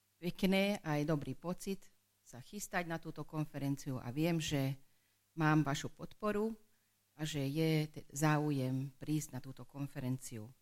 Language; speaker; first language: Slovak; non-native, local second language; Hungarian